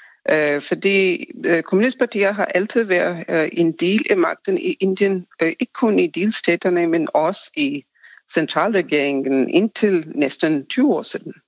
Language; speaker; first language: Danish; non-native, fluent; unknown